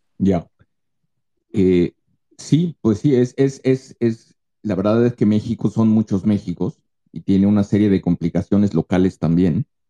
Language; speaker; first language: Spanish; native; Spanish